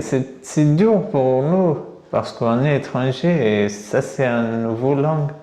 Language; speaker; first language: French; non-native, learner; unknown